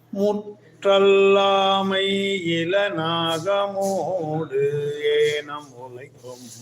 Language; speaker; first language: Tamil; native; Tamil